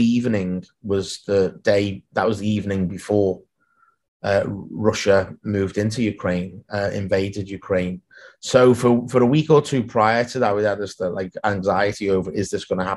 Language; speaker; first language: English; native; English